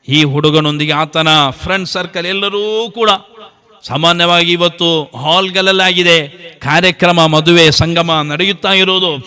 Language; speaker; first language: Kannada; non-native, local second language; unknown